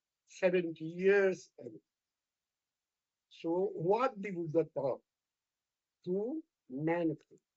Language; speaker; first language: English; non-native, fluent; Bangla